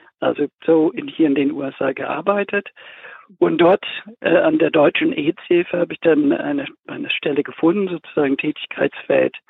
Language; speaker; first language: German; non-native, fluent; English